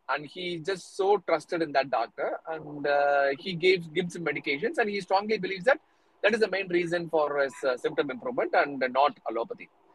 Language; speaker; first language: English; non-native, local second language; Tamil